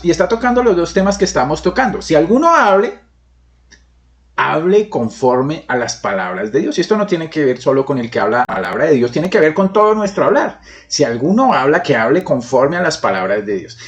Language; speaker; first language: Spanish; native; Spanish